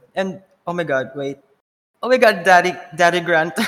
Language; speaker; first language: English; non-native, local second language; Filipino